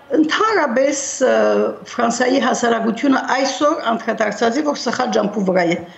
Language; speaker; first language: Armenian; early bilingual, heritage; Armenian